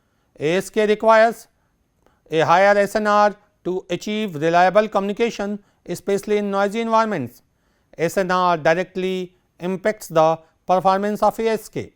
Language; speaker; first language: English; non-native, local second language; Hindi